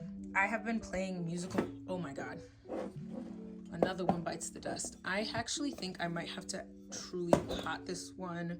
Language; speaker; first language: English; native; English